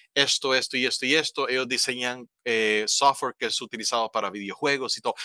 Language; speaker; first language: Spanish; native; Spanish